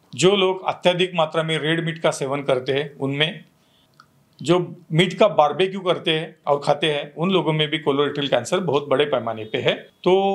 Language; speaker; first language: Hindi; non-native, local second language; Marathi